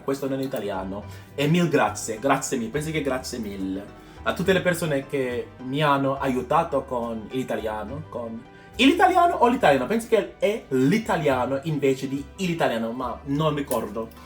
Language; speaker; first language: Italian; non-native, learner; English